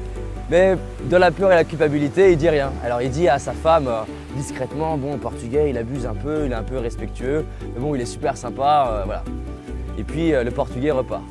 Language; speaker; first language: French; native; French